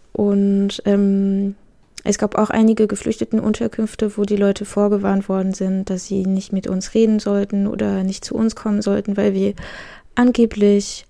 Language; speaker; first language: German; non-native, fluent; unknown